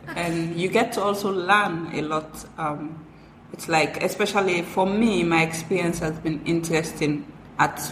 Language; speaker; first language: English; non-native, local second language; Fula